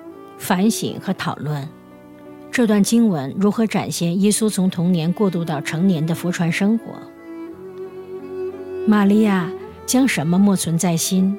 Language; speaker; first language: Chinese; native; Chinese